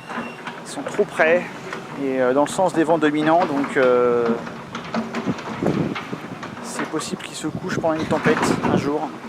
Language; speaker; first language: French; native; French